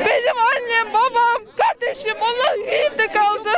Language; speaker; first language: Turkish; non-native, learner; Ukrainian